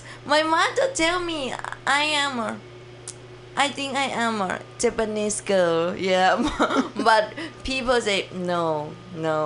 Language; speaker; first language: English; non-native, learner; Thai